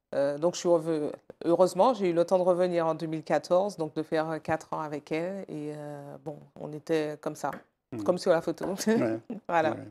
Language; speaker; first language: French; native; French